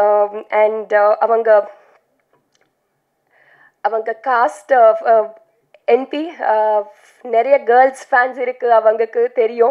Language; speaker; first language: Tamil; non-native, learner; Telugu